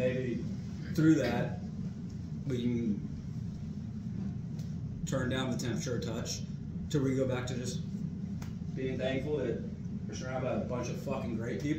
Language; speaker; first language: English; native; English